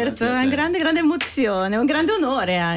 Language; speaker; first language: Italian; native; Italian